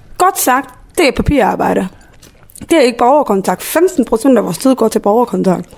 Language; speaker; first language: Danish; early bilingual, other home language; Somali